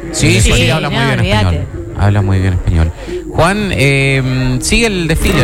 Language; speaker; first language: Spanish; native; Spanish